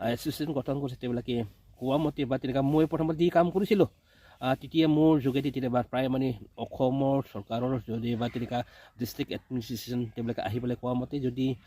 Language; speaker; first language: Assamese; native; Assamese